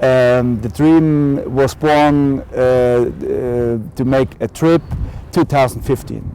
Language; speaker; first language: English; non-native, learner; German